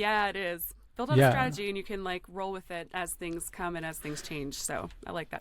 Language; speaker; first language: English; native; English